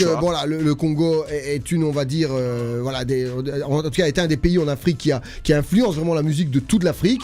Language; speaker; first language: French; native; French